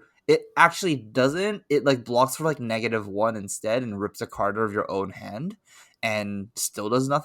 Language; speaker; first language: English; native; English